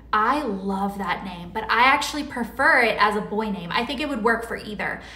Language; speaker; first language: English; native; English